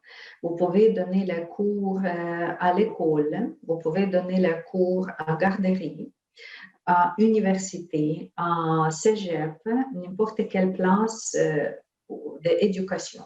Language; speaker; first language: French; non-native, fluent; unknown